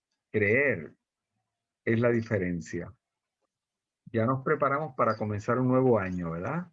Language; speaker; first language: Spanish; native; Spanish